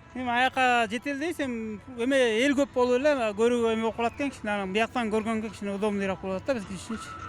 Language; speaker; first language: Kyrgyz; native; Kyrgyz